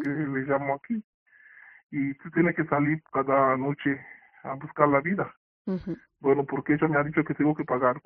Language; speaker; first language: Spanish; non-native, learner; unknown